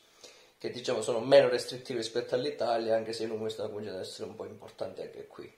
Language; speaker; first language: Italian; native; Italian